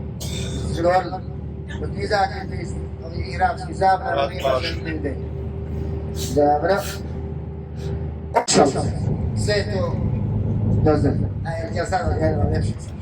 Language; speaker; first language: Bosnian; native; Bosnian